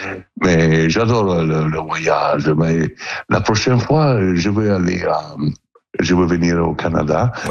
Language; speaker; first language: French; non-native, learner; Italian